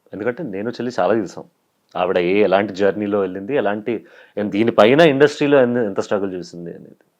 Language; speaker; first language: Telugu; native; Telugu